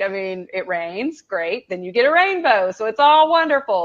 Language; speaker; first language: English; native; English